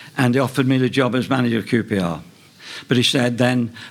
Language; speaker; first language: English; native; English